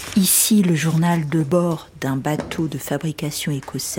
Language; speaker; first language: French; native; French